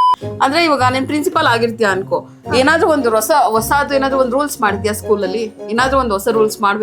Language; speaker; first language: Kannada; native; Kannada